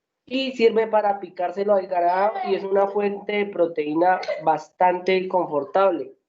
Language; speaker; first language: Spanish; native; Spanish